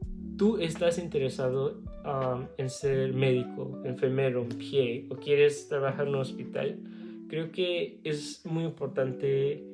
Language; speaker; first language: Spanish; non-native, learner; English